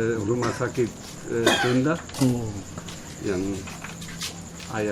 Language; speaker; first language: Indonesian; non-native, fluent; German